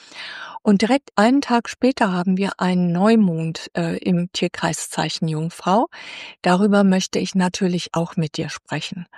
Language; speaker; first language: German; native; German